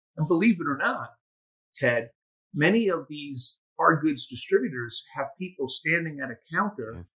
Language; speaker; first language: English; native; English